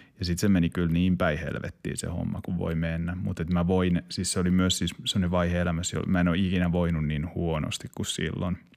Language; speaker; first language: Finnish; native; Finnish